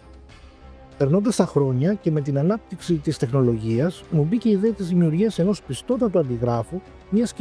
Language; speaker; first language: Greek; native; Greek